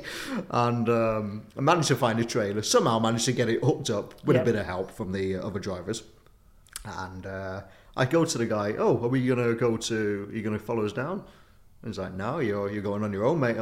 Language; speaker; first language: English; native; English